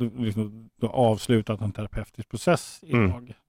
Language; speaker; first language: Swedish; native; Swedish